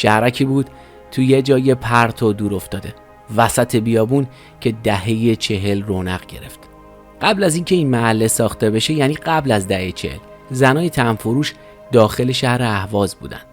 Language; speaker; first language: Persian; native; Persian